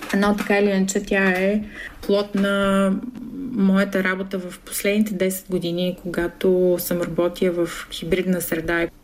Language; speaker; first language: Bulgarian; native; Bulgarian